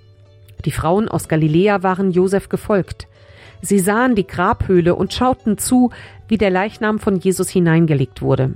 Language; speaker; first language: German; native; German